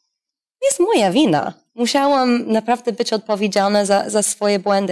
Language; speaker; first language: Polish; non-native, fluent; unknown